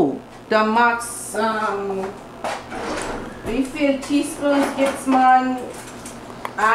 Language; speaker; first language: German; non-native, learner; English